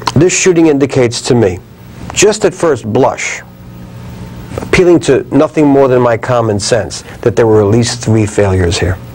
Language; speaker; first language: English; native; English